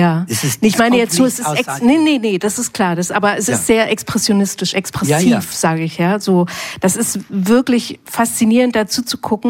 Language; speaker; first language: German; native; German